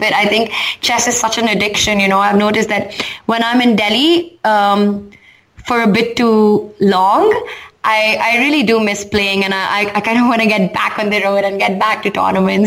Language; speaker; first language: English; non-native, local second language; Hindi